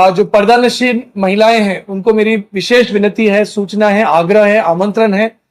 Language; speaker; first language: Hindi; non-native, local second language; Marathi